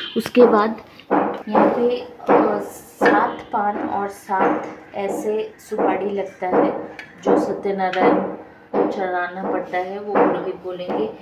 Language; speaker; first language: Hindi; non-native, local second language; Bangla